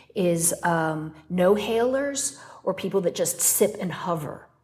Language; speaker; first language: English; native; English